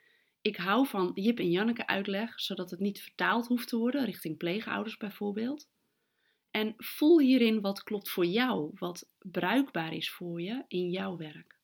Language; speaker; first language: Dutch; native; Dutch